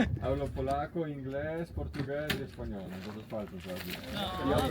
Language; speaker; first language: Spanish; non-native, learner; Polish